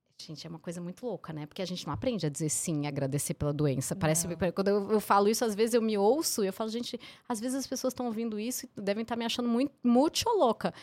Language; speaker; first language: Portuguese; early bilingual, heritage; English